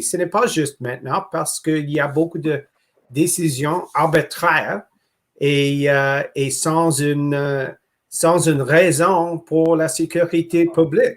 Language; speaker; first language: French; non-native, local second language; English